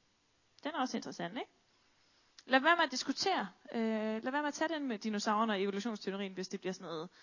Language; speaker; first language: Danish; native; Danish